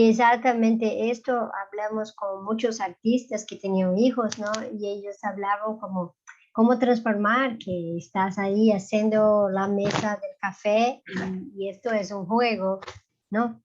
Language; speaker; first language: Spanish; non-native, fluent; Portuguese